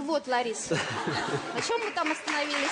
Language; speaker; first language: Russian; native; Russian